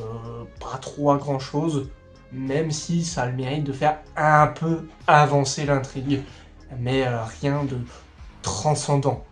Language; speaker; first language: French; native; French